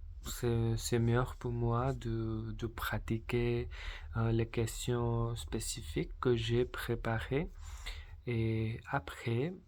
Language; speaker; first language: French; non-native, learner; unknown